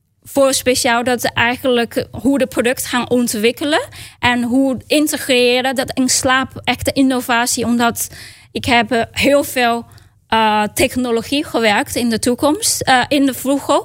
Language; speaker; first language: Dutch; non-native, learner; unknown